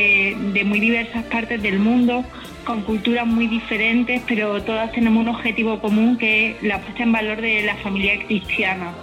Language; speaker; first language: Spanish; native; Spanish